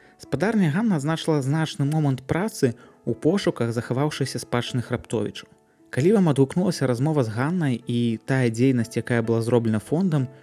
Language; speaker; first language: Belarusian; non-native, local second language; Russian